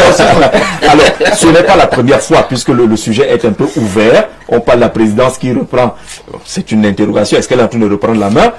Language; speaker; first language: French; native; French